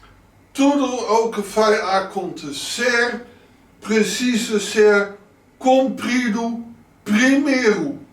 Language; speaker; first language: Portuguese; non-native, learner; Dutch